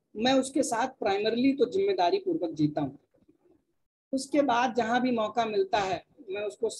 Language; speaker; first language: Hindi; native; Hindi